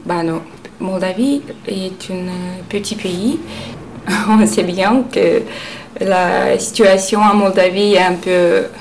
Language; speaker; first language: French; non-native, learner; Romanian